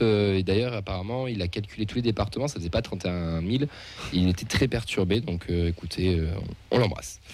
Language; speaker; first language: French; native; French